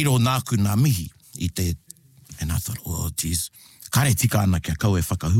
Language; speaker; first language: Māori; non-native, local second language; English